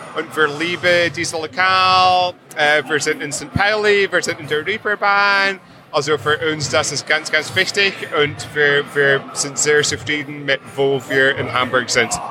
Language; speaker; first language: German; non-native, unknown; English